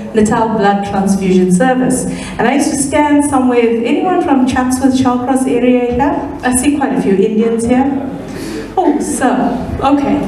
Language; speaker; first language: English; native; English